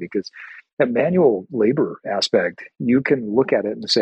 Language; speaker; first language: English; native; English